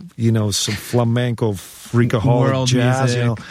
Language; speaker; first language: English; non-native, fluent; Russian